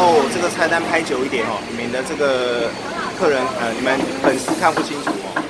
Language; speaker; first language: Chinese; native; Chinese